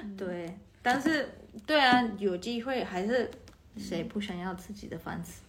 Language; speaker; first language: Chinese; non-native, fluent; Spanish